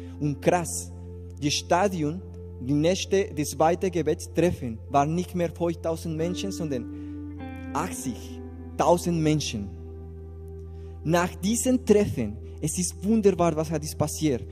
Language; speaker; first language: German; non-native, learner; Spanish